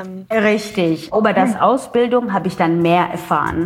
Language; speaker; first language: German; non-native, learner; Xhosa